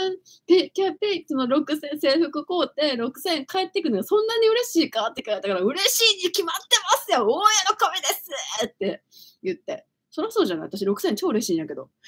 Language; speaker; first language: Japanese; native; Japanese